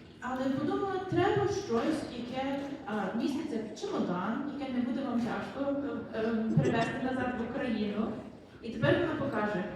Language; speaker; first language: Ukrainian; early bilingual, heritage; Ukrainian